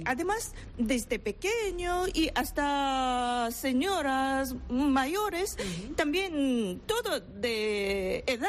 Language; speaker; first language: Spanish; non-native, learner; Korean